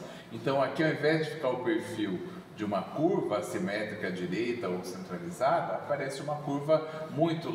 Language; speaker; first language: Portuguese; native; Portuguese